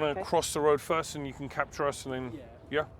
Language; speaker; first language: English; native; English